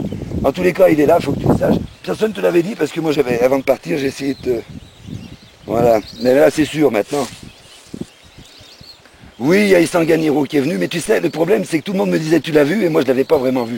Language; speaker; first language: French; native; French